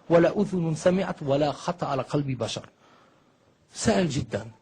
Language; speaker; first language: Arabic; non-native, fluent; German